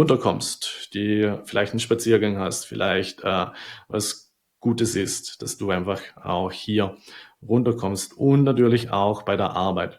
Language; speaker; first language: German; native; German